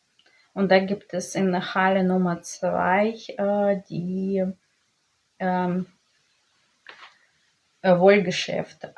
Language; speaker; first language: German; non-native, learner; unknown